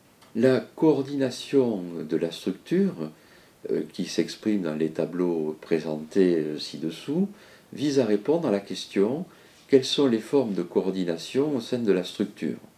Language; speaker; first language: French; native; French